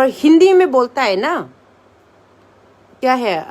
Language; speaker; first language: Hindi; non-native, local second language; Manipuri